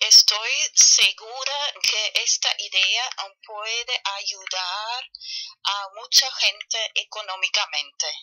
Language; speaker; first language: Spanish; non-native, fluent; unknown